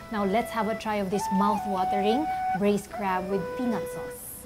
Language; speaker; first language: English; non-native, local second language; Filipino